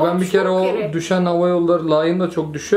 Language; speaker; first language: Turkish; native; Turkish